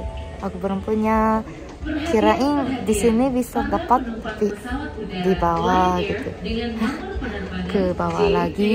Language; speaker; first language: Indonesian; non-native, fluent; Japanese